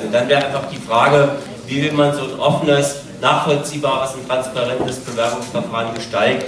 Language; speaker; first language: German; native; German